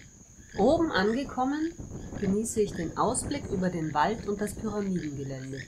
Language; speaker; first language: German; native; German